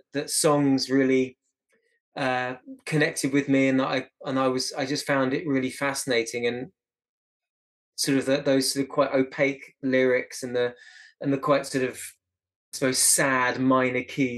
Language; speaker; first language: English; native; English